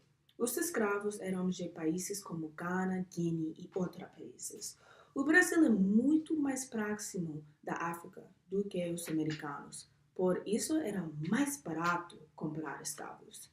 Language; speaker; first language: Portuguese; non-native, learner; English